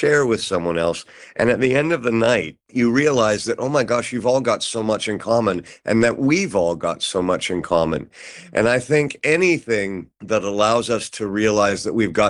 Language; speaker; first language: English; native; English